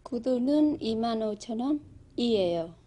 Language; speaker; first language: Korean; non-native, learner; Vietnamese